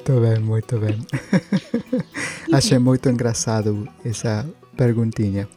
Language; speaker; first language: Portuguese; non-native, learner; Spanish